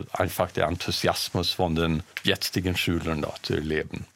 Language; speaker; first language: German; non-native, fluent; Swedish